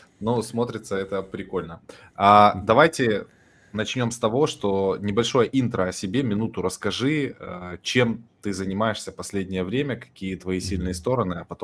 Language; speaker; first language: Russian; native; Russian